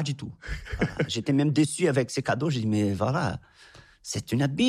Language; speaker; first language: French; non-native, fluent; Portuguese